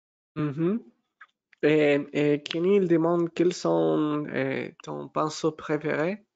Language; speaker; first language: French; non-native, fluent; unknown